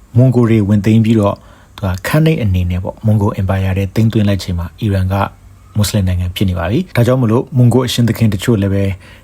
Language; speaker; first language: Burmese; native; Burmese